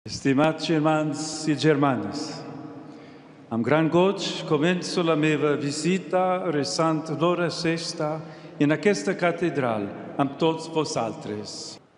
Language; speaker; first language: Catalan; non-native, learner; English